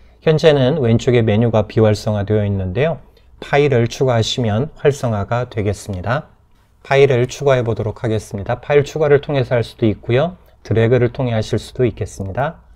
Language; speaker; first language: Korean; native; Korean